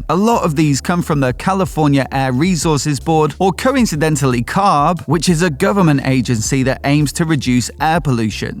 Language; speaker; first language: English; native; English